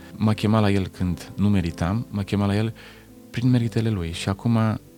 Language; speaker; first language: Romanian; native; Romanian